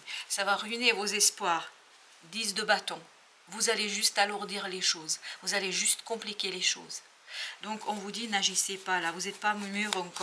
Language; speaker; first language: French; native; French